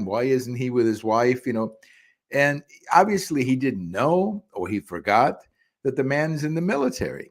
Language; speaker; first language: English; early bilingual, other home language; Spanish